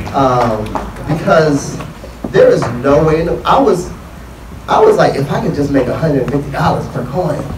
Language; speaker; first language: English; native; English